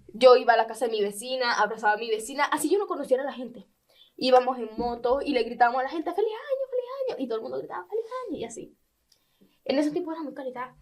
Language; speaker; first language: Spanish; native; Spanish